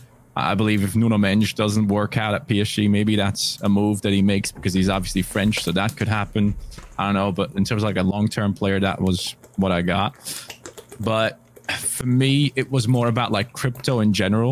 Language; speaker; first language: English; non-native, fluent; German